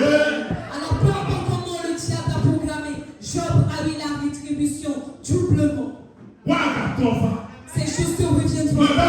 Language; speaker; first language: French; non-native, local second language; Ewe